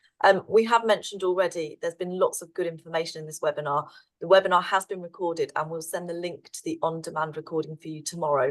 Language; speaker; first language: English; native; English